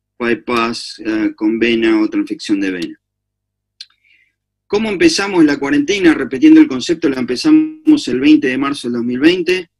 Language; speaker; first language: Spanish; native; Spanish